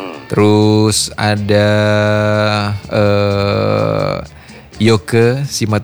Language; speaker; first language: Indonesian; native; Indonesian